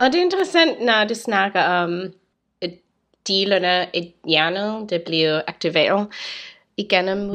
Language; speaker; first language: Danish; non-native, learner; English